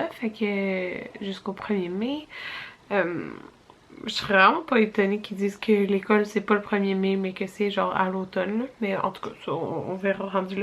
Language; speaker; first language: French; native; French